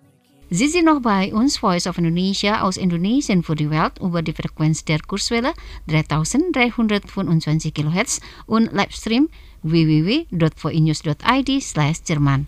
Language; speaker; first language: German; non-native, fluent; Indonesian